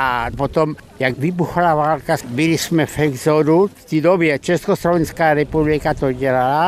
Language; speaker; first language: Czech; early bilingual, heritage; Czech